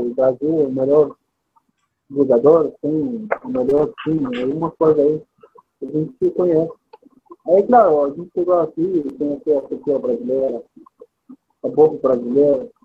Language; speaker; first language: Portuguese; non-native, fluent; Arabic